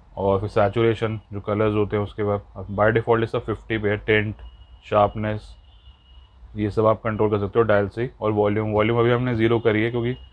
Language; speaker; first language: Hindi; native; Hindi